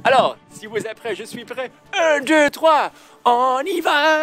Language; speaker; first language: French; non-native, local second language; English